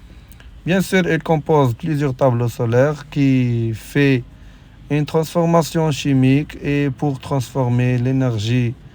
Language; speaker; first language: French; non-native, local second language; Arabic